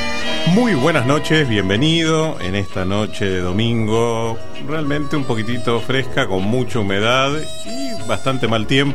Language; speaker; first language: Spanish; native; Spanish